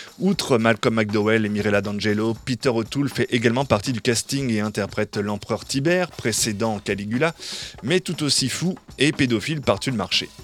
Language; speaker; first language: French; native; French